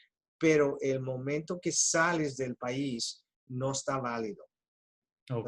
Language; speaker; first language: Spanish; early bilingual, heritage; Spanish